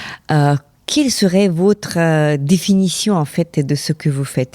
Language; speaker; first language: French; non-native, fluent; Ukrainian